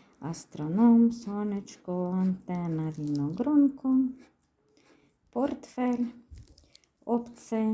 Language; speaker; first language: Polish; non-native, learner; Ukrainian